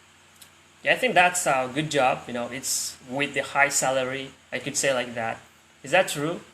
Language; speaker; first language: English; non-native, fluent; Indonesian